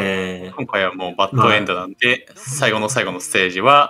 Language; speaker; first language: Japanese; native; Japanese